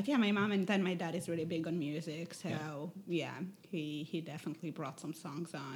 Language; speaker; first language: English; non-native, fluent; Hebrew